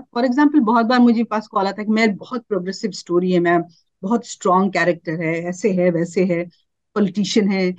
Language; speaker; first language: Hindi; native; Hindi